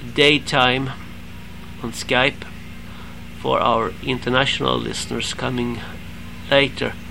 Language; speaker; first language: English; non-native, learner; Swedish